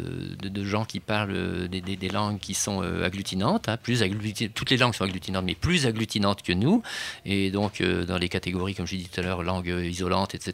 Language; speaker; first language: French; native; French